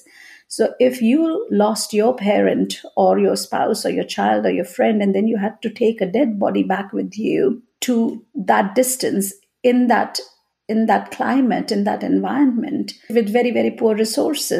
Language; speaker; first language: English; non-native, local second language; Hindi